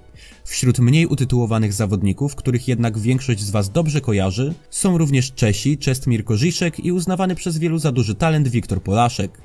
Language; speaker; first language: Polish; native; Polish